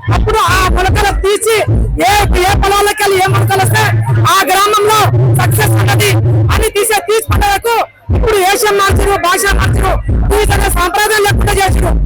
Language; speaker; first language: Telugu; non-native, local second language; Lambadi